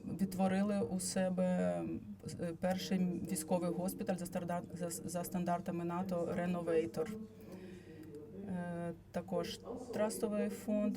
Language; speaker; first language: Ukrainian; non-native, fluent; Latvian